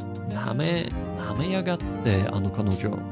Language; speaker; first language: Japanese; non-native, learner; English